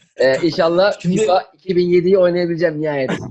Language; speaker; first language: Turkish; native; Turkish